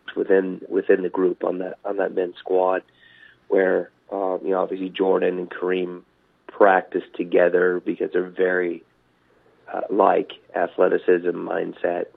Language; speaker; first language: English; native; English